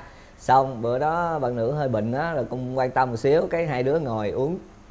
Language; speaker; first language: Vietnamese; native; Vietnamese